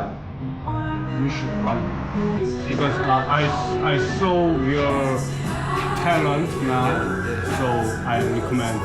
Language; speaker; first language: English; non-native, learner; Korean